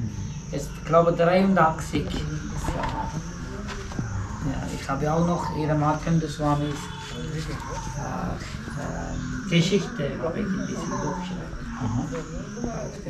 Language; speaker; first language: German; non-native, learner; Tamil